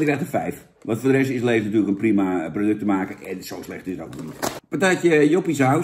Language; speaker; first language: Dutch; native; Dutch